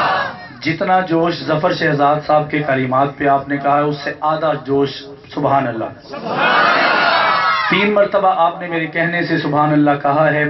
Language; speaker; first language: Urdu; non-native, local second language; Punjabi